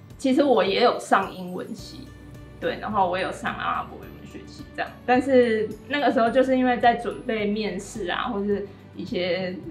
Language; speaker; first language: Chinese; native; Chinese